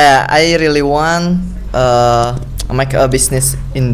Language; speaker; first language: English; non-native, learner; Indonesian